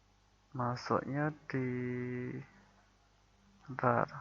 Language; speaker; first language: Indonesian; native; Indonesian